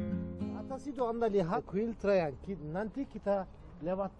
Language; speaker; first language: Indonesian; non-native, learner; Turkish